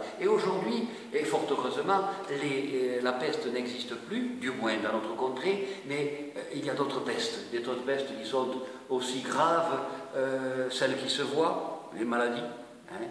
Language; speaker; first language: French; native; French